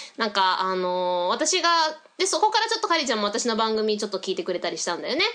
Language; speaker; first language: Japanese; early bilingual, heritage; Japanese